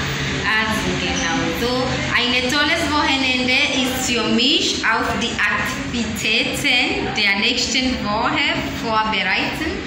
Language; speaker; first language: German; non-native, learner; English